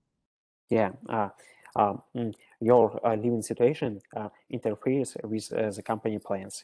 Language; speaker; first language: English; non-native, learner; Russian